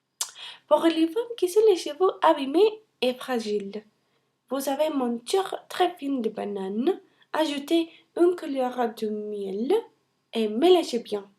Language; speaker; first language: French; non-native, learner; Spanish